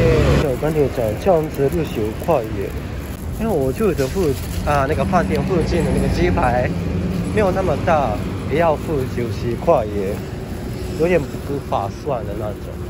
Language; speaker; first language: Chinese; non-native, fluent; Japanese